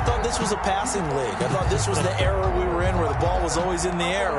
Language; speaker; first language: English; native; English